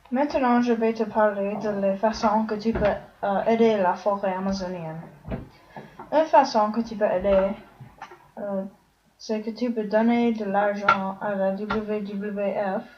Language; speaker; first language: French; non-native, learner; English